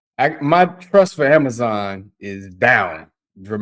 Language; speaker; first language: English; native; English